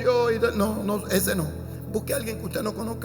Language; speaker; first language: Spanish; native; Spanish